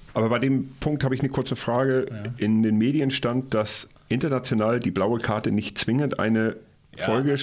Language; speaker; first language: German; native; German